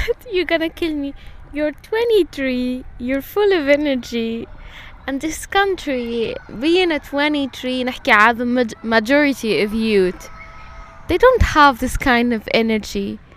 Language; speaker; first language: English; non-native, fluent; Arabic